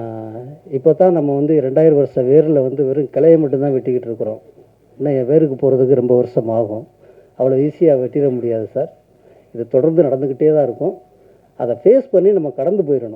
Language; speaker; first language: Tamil; native; Tamil